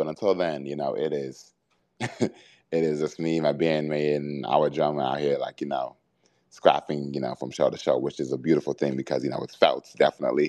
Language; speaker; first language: English; native; English